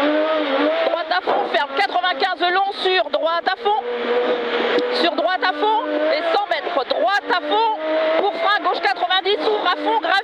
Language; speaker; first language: French; native; French